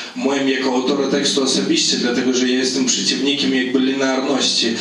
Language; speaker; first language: Polish; non-native, fluent; Belarusian